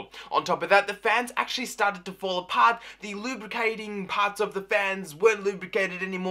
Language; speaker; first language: English; native; English